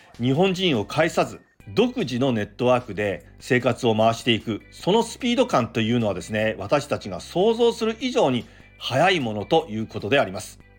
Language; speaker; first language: Japanese; native; Japanese